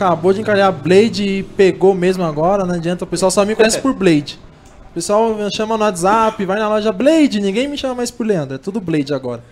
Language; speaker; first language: Portuguese; native; Portuguese